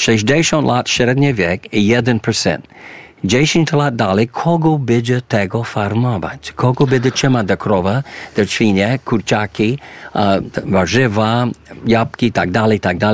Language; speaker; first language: Polish; early bilingual, heritage; English